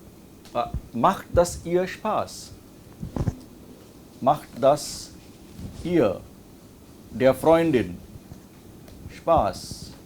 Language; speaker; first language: German; non-native, fluent; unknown